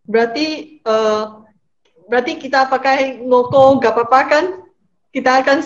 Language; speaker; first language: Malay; non-native, local second language; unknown